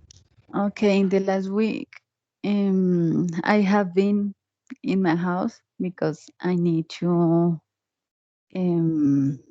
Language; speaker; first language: English; non-native, learner; Spanish